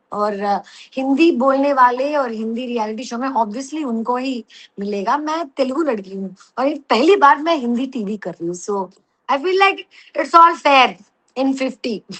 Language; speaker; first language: Hindi; non-native, local second language; Telugu